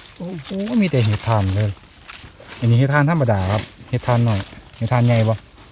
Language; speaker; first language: Thai; native; Thai